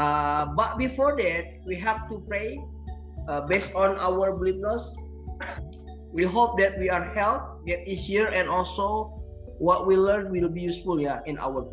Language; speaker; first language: English; non-native, learner; Indonesian